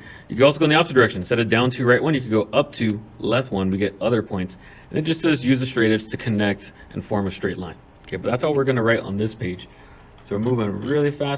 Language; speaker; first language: English; native; English